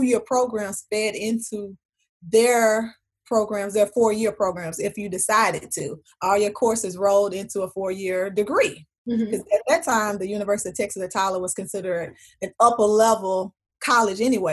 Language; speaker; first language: English; native; English